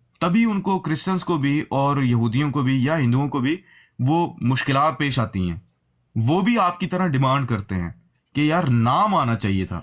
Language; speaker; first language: Urdu; native; Urdu